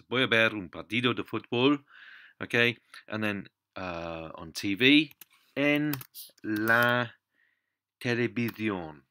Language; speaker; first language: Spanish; non-native, fluent; English